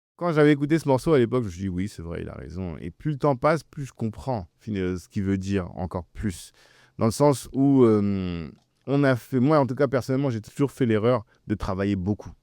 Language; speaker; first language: French; early bilingual, other home language; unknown